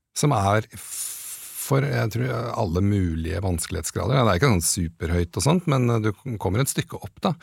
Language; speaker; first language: Norwegian; native; Norwegian